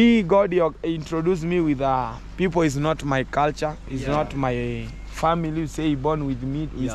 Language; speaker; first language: English; non-native, learner; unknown